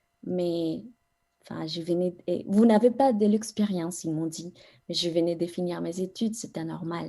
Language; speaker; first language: French; non-native, fluent; Spanish